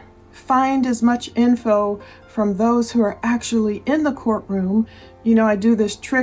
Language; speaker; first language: English; native; English